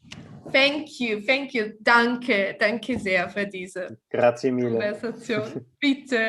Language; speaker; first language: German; non-native, learner; Italian